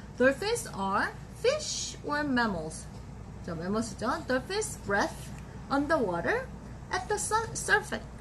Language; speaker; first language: English; non-native, fluent; Korean